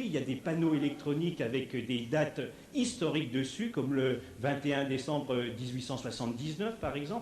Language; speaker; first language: French; native; French